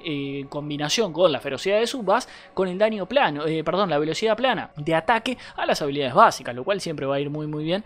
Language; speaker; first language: Spanish; native; Spanish